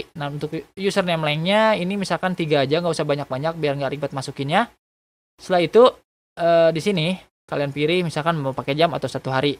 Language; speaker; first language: Indonesian; native; Indonesian